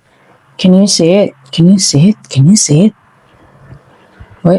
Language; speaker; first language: English; non-native, learner; Indonesian